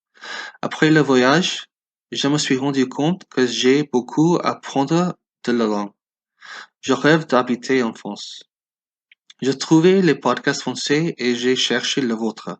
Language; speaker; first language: French; non-native, fluent; English